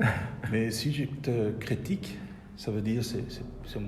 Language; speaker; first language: French; non-native, local second language; Dutch